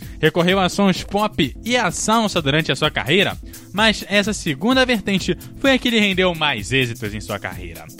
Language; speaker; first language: Portuguese; native; Portuguese